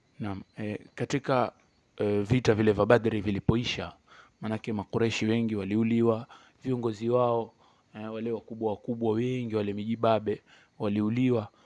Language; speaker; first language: Swahili; native; Swahili